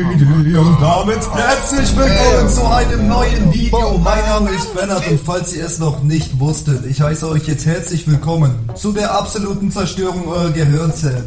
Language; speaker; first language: German; native; German